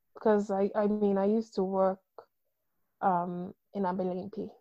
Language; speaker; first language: English; non-native, local second language; Akan